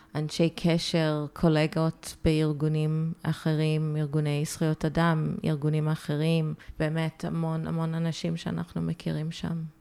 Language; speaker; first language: Hebrew; early bilingual, heritage; Hebrew